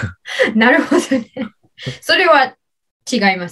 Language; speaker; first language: Japanese; non-native, learner; English